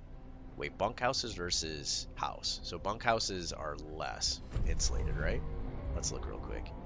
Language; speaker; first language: English; native; English